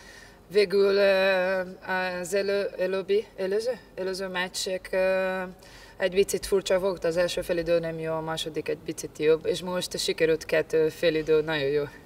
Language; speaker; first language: Hungarian; non-native, fluent; Portuguese